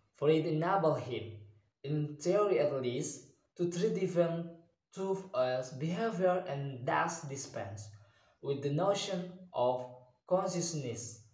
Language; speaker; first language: English; non-native, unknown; Indonesian